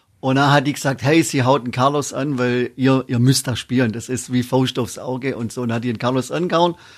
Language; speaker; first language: German; native; German